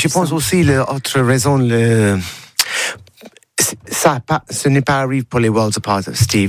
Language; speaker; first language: French; non-native, learner; English